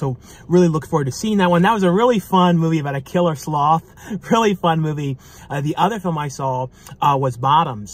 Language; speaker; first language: English; native; English